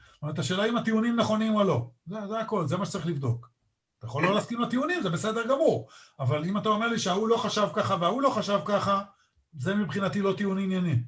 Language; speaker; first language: Hebrew; native; Hebrew